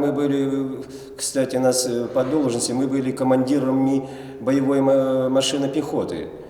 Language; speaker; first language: Russian; non-native, local second language; Chuvash